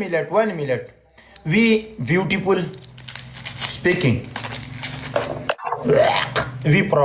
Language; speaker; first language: English; non-native, learner; Pashto